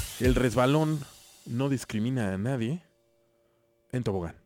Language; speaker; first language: Spanish; native; Spanish